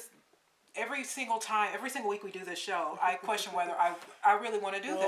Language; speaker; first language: English; native; English